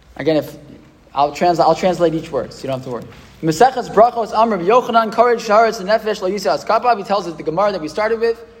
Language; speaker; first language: English; native; English